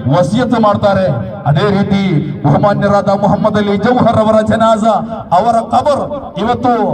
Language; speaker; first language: Kannada; non-native, local second language; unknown